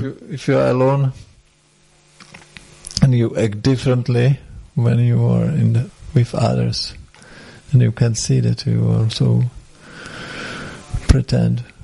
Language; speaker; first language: English; non-native, fluent; Czech